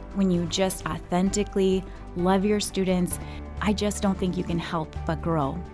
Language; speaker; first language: English; native; English